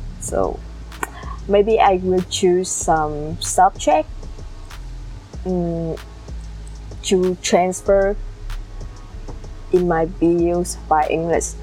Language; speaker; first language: English; non-native, learner; Vietnamese